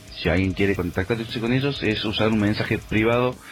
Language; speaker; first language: Spanish; native; Spanish